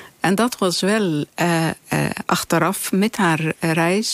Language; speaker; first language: Dutch; non-native, fluent; Arabic